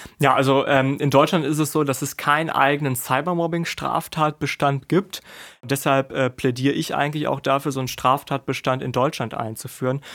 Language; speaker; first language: German; native; German